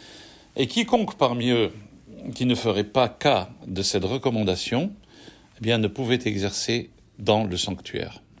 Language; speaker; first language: French; native; French